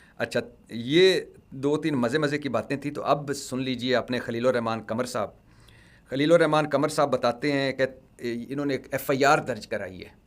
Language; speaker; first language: Urdu; non-native, local second language; Punjabi